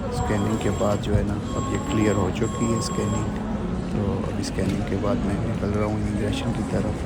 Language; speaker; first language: Urdu; non-native, local second language; Punjabi